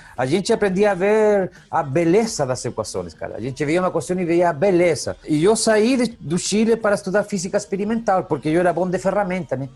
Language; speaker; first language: Portuguese; non-native, fluent; Spanish